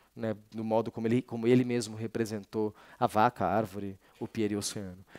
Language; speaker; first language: Portuguese; native; Portuguese